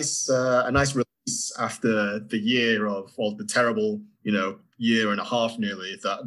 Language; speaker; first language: English; native; English